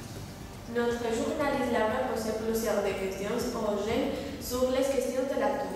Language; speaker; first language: French; non-native, learner; Spanish